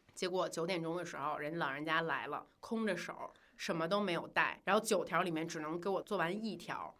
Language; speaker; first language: Chinese; native; Chinese